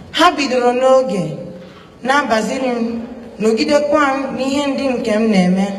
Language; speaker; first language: Igbo; early bilingual, heritage; Igbo